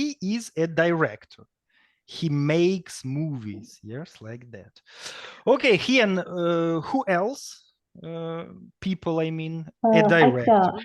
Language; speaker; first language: English; non-native, fluent; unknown